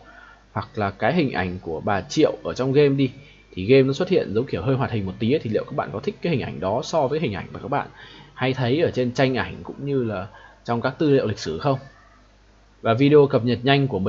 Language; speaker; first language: Vietnamese; native; Vietnamese